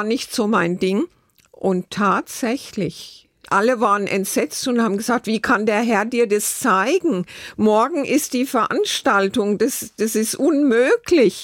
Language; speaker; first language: German; native; German